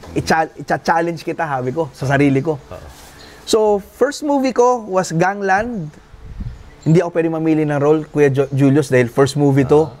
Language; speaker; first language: Filipino; native; Filipino